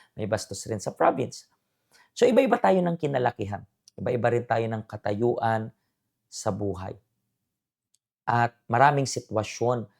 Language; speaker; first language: Filipino; native; Filipino